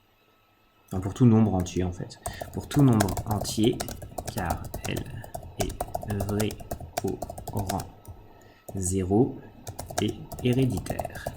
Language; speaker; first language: French; native; French